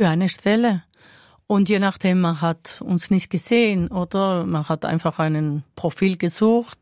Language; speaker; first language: German; non-native, fluent; Spanish